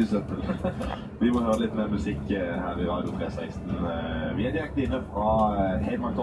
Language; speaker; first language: Norwegian; native; Norwegian